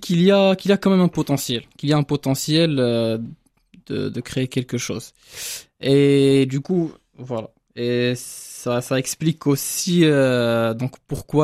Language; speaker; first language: French; non-native, local second language; Arabic